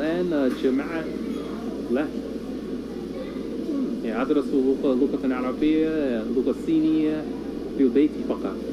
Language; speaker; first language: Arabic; non-native, learner; English